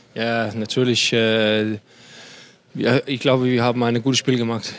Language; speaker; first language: German; non-native, learner; Danish